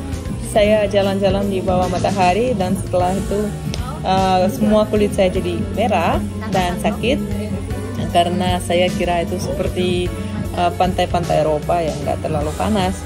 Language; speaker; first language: Indonesian; non-native, fluent; Russian